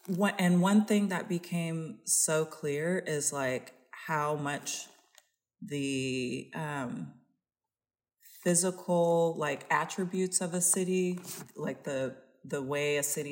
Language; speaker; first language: English; native; English